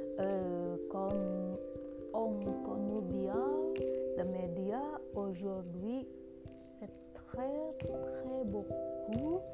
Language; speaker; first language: French; non-native, learner; Indonesian